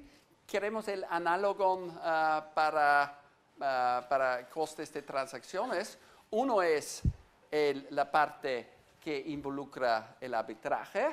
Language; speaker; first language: Spanish; non-native, fluent; German